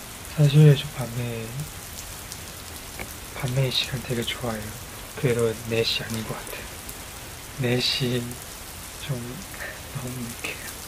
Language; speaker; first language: Korean; non-native, fluent; Chinese